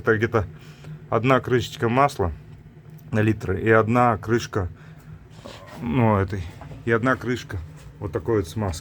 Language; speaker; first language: Russian; native; Russian